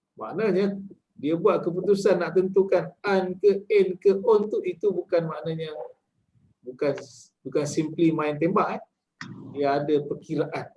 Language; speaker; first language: Malay; native; Malay